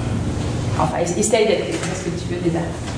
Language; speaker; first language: French; native; French